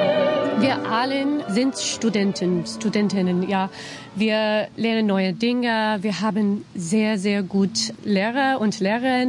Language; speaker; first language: German; non-native, learner; English